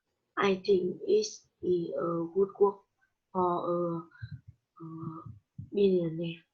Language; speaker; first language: English; non-native, learner; Vietnamese